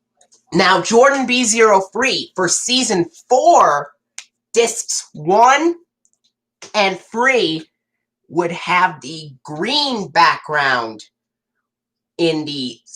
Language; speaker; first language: English; native; English